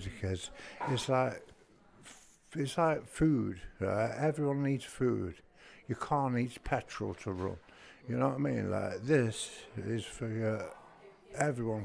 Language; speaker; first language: English; native; English